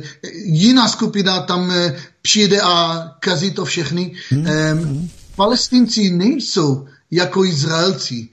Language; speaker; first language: Czech; non-native, fluent; Hebrew